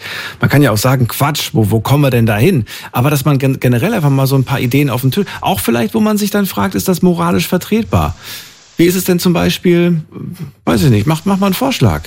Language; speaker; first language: German; native; German